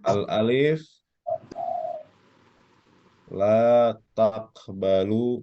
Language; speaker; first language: Arabic; non-native, fluent; Indonesian